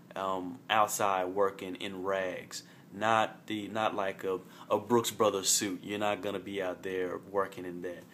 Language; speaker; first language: English; native; English